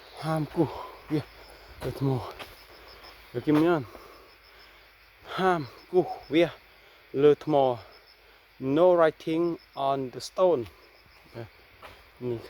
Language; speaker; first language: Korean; non-native, fluent; Khmer